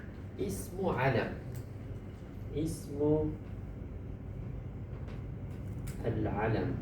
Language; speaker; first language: Arabic; non-native, fluent; Malay